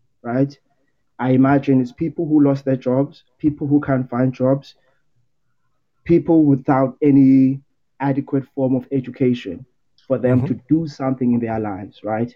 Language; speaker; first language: English; non-native, local second language; Xhosa